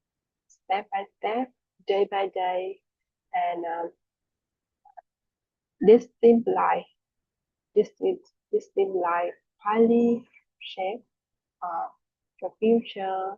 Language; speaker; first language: English; non-native, learner; Vietnamese